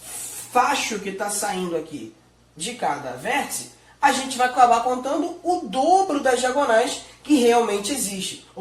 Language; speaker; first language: Portuguese; native; Portuguese